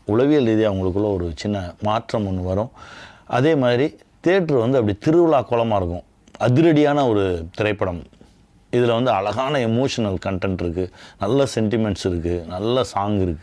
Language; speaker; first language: Tamil; native; Tamil